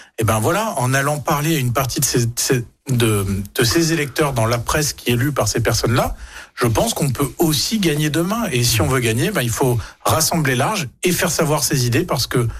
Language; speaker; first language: French; non-native, fluent; Romanian